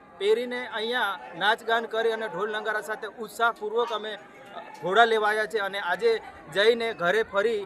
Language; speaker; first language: Gujarati; non-native, local second language; Rathawi